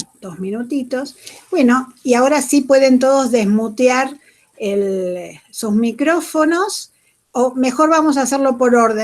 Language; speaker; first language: Spanish; native; Spanish